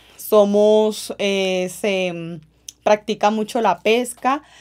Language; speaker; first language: Spanish; native; Spanish